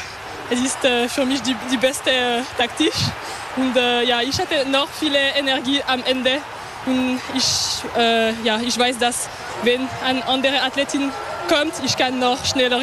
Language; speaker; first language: German; non-native, learner; French